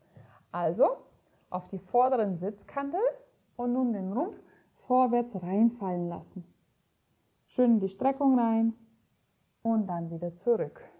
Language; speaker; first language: German; native; German